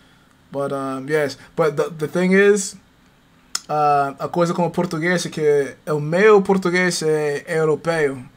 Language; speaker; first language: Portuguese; non-native, learner; English